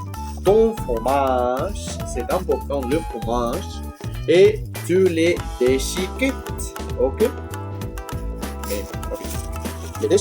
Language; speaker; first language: French; non-native, learner; Spanish